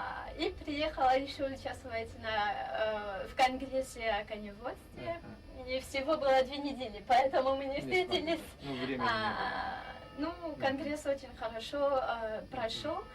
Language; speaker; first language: Russian; non-native, fluent; French